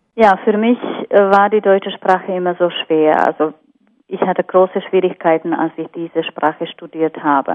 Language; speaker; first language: German; non-native, fluent; Slovak